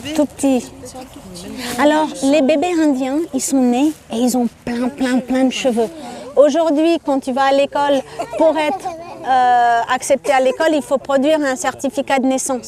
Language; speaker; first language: French; non-native, fluent; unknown